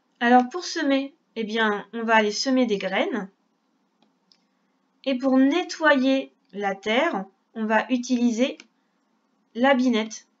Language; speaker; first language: French; native; French